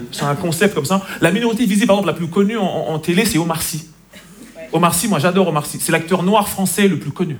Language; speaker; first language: French; native; French